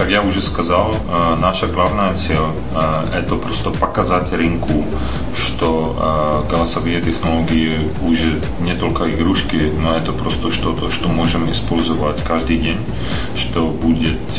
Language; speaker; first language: Russian; non-native, fluent; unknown